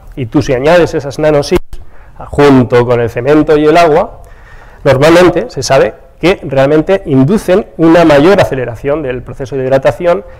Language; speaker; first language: Spanish; native; Spanish